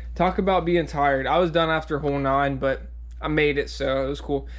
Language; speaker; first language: English; native; English